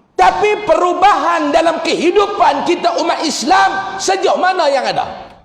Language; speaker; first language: Malay; native; Malay